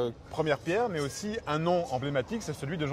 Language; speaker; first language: French; native; French